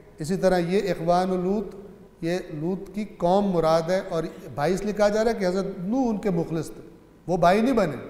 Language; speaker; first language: Urdu; non-native, local second language; Punjabi